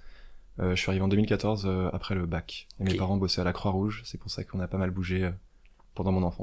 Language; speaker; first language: French; native; French